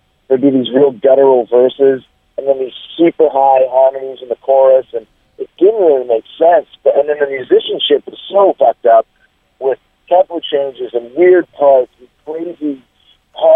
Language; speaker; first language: English; native; English